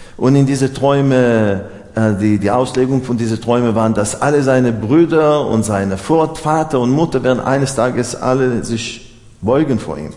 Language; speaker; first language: German; non-native, fluent; Hebrew